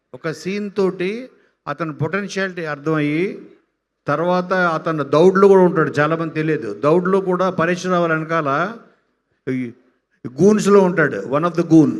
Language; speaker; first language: Telugu; native; Telugu